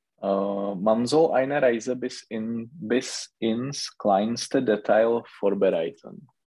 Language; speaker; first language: German; non-native, learner; Czech